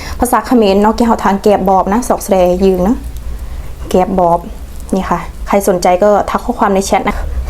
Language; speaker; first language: Thai; native; Thai